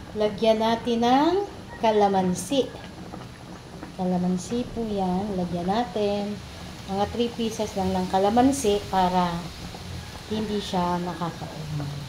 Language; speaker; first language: Filipino; native; Filipino